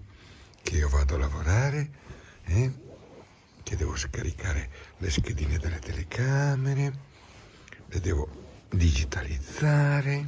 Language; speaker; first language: Italian; native; Italian